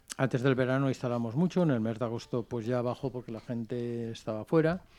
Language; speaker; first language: Spanish; non-native, local second language; Catalan